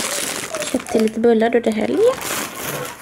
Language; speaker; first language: Swedish; native; Swedish